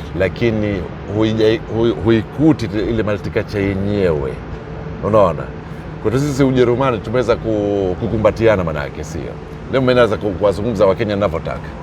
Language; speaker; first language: Swahili; native; Swahili